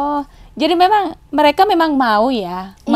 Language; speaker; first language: Indonesian; native; Indonesian